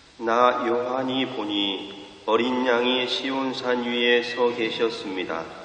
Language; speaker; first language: Korean; native; Korean